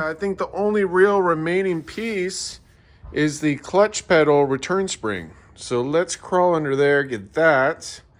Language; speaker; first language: English; native; English